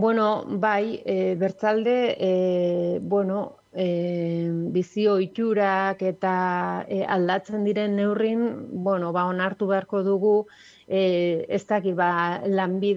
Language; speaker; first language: Basque; native; Basque